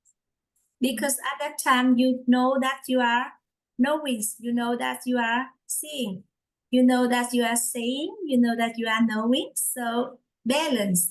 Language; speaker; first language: English; non-native, fluent; Vietnamese